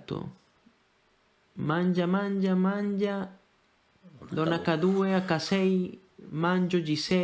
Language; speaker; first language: Italian; non-native, fluent; Spanish